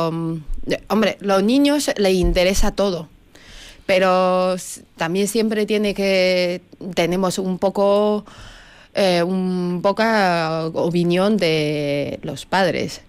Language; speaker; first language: Spanish; non-native, learner; Chinese